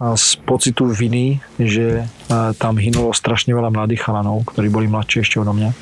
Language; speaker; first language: Slovak; early bilingual, other home language; Ukrainian